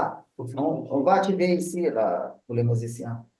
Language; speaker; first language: French; non-native, learner; Portuguese